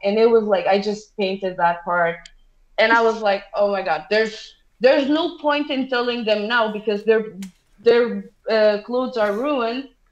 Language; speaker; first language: English; non-native, fluent; Portuguese